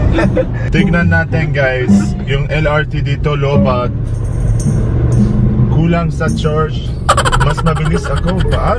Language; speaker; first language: Filipino; non-native, learner; German